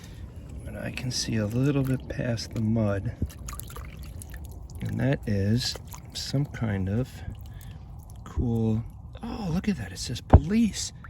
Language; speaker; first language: English; native; English